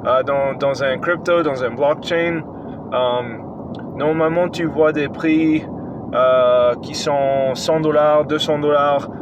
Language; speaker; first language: French; non-native, fluent; English